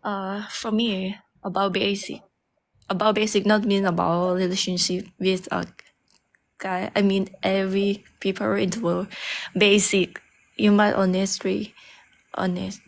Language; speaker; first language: English; non-native, learner; Thai